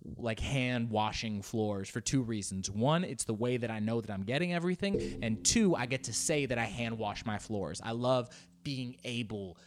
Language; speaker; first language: English; early bilingual, other home language; Spanish